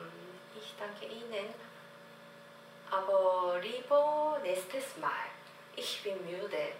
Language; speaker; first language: German; non-native, learner; Korean